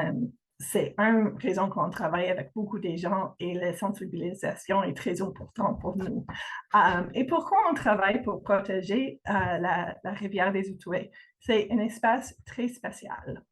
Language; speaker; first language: French; non-native, fluent; English